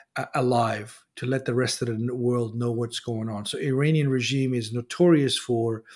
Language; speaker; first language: English; non-native, fluent; Persian